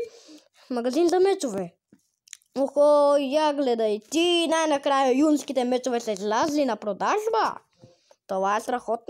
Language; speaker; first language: Bulgarian; native; Bulgarian